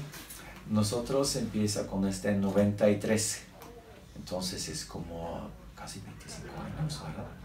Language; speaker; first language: Spanish; non-native, learner; Norwegian